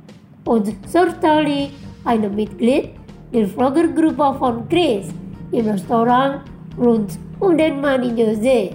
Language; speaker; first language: German; non-native, fluent; Indonesian